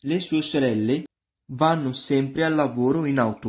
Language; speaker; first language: Italian; non-native, fluent; Punjabi